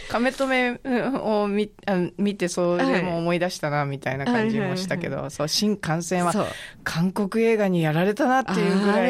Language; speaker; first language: Japanese; native; Japanese